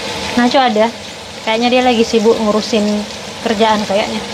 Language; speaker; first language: Indonesian; native; Indonesian